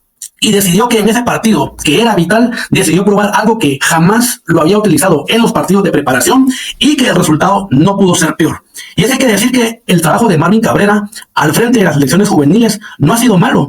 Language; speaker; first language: Spanish; native; Spanish